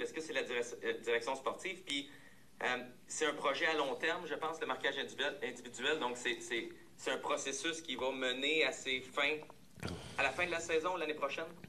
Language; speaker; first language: French; native; French